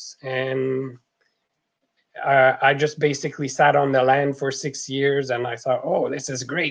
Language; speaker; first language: English; non-native, fluent; French